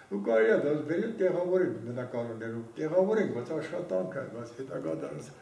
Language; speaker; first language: Armenian; non-native, local second language; Kurdish